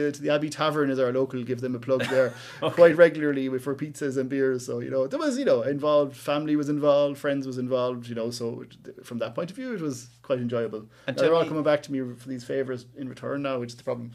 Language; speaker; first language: English; native; English